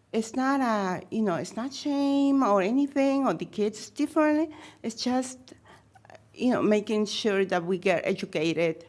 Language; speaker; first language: English; non-native, fluent; Spanish